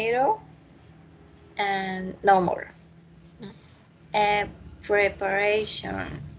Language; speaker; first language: English; non-native, learner; Spanish